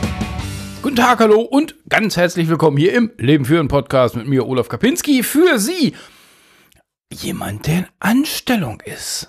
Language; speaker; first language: German; native; German